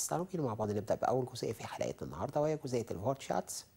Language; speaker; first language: German; non-native, fluent; Arabic